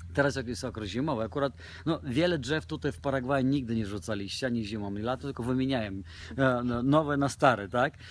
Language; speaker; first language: Polish; non-native, fluent; Romanian